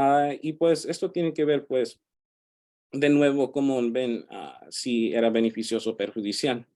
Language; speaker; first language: Spanish; early bilingual, heritage; Spanish